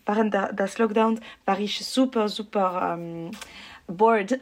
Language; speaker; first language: German; non-native, local second language; French